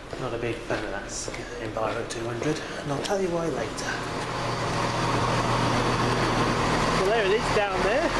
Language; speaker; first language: English; native; English